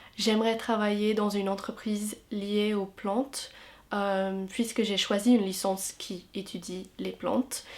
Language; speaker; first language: French; non-native, fluent; English